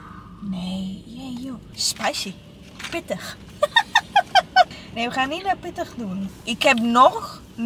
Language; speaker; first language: Dutch; non-native, learner; Italian